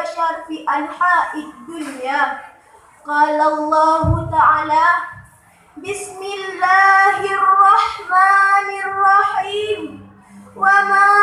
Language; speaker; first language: Arabic; non-native, learner; Achinese